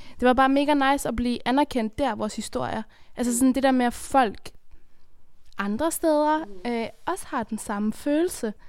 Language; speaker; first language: Danish; early bilingual, other home language; Persian